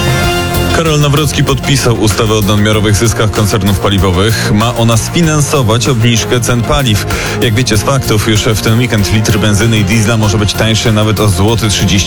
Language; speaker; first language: Polish; native; Polish